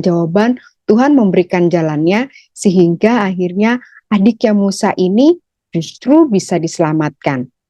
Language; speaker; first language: Indonesian; native; Indonesian